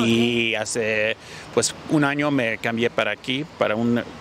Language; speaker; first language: Spanish; early bilingual, heritage; Spanish